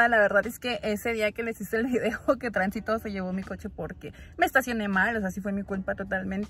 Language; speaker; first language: Spanish; native; Spanish